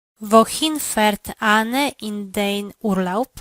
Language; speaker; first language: German; non-native, learner; Polish